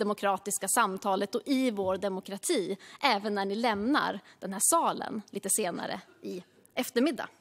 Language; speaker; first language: Swedish; native; Swedish